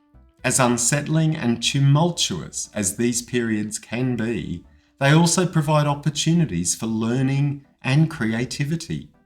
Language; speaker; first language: English; native; English